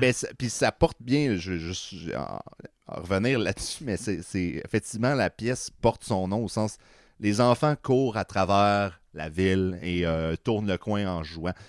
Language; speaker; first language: French; native; French